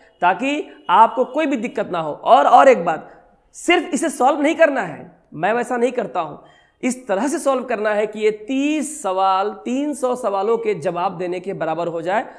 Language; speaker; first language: Hindi; native; Hindi